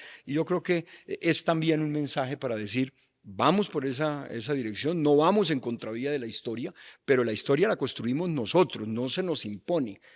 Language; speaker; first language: Spanish; native; Spanish